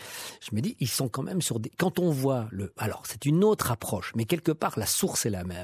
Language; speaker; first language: French; native; French